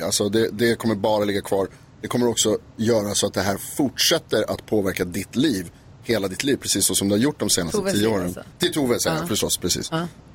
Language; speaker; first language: Swedish; native; Swedish